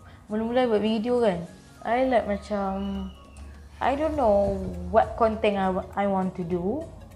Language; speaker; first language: English; non-native, local second language; Malay